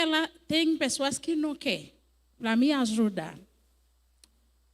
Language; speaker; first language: Portuguese; non-native, learner; French